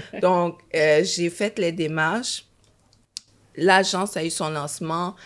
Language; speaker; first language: French; early bilingual, other home language; Haitian Creole